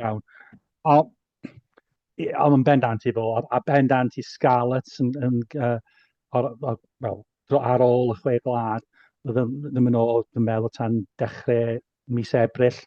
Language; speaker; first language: Welsh; native; Welsh